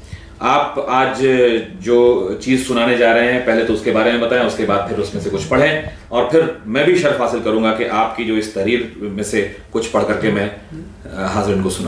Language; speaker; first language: Urdu; native; Urdu